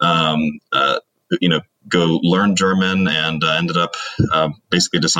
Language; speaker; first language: English; native; English